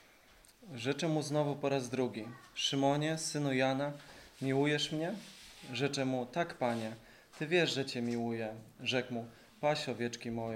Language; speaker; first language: Polish; native; Polish